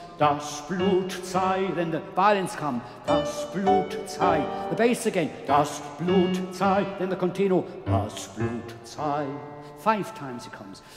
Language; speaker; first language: German; native; German